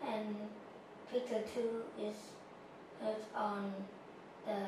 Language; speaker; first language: English; non-native, learner; Vietnamese